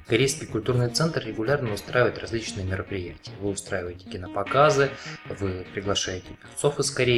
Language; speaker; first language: Russian; native; Russian